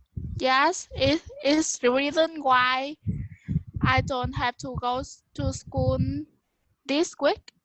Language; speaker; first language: English; non-native, learner; Vietnamese